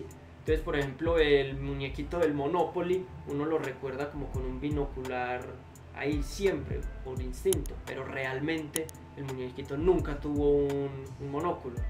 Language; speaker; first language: Spanish; native; Spanish